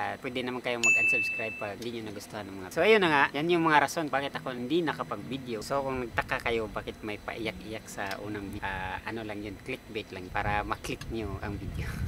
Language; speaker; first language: Filipino; native; Filipino